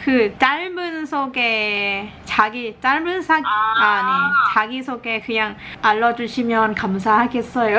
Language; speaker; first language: Korean; non-native, learner; Thai